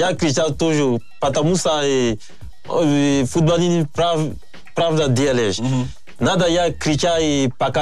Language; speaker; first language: Russian; non-native, learner; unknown